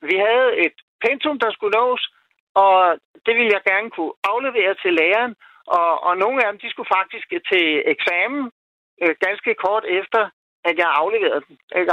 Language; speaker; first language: Danish; native; Danish